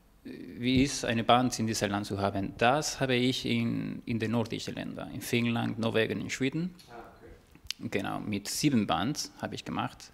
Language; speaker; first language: German; non-native, fluent; Spanish